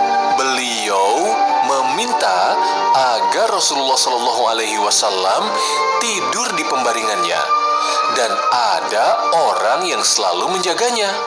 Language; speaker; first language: Indonesian; native; Indonesian